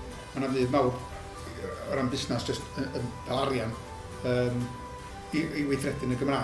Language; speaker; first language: Welsh; native; Welsh